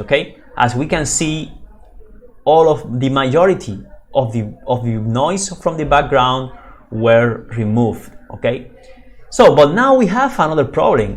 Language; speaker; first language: English; non-native, fluent; Spanish